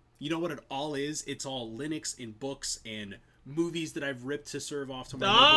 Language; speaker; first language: English; native; English